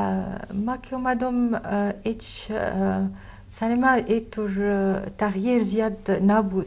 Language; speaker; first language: Persian; non-native, fluent; Arabic